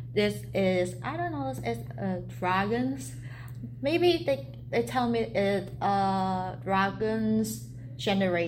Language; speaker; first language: English; non-native, learner; Vietnamese